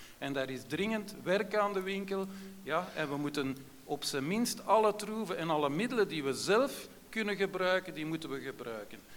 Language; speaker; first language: Dutch; native; Dutch